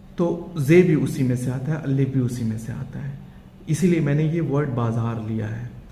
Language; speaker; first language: Hindi; native; Hindi